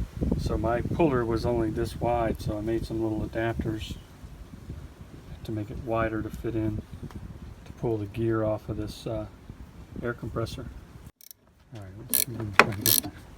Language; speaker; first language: English; native; English